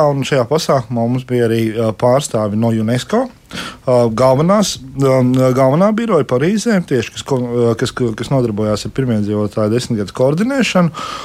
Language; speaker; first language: Latvian; native; Latvian